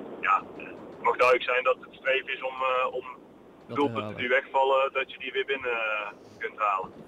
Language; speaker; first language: Dutch; native; Dutch